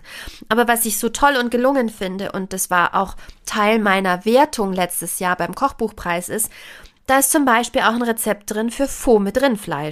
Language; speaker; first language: German; native; German